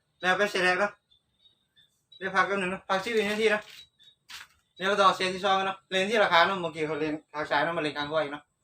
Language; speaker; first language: Thai; non-native, local second language; Northeastern Thai